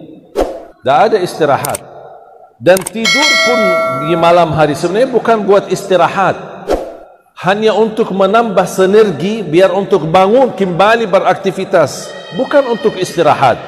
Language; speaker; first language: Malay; non-native, fluent; Arabic